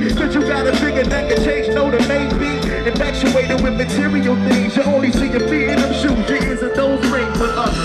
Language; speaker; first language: English; native; English